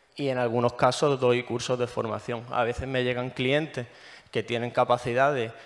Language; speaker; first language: Spanish; native; Spanish